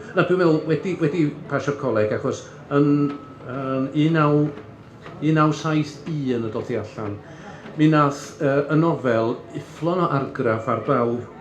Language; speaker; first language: Welsh; native; Welsh